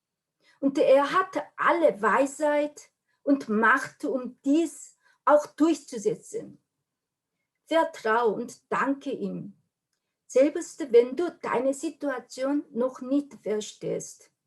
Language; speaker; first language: German; non-native, learner; Korean